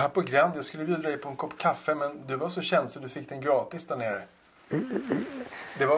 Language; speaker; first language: Swedish; native; Swedish